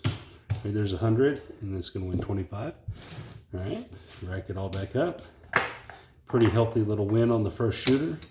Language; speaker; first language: English; native; English